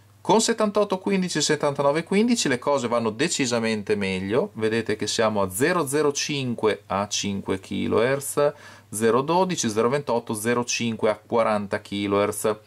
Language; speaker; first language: Italian; native; Italian